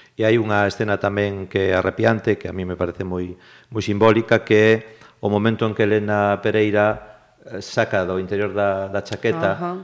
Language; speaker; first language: Galician; native; Galician